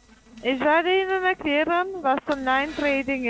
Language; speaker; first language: German; non-native, learner; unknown